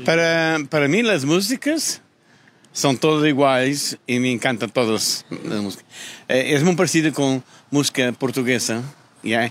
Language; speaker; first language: Spanish; non-native, learner; Portuguese